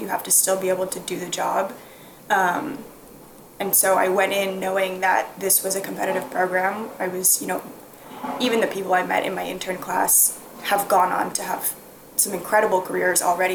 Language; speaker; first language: English; native; English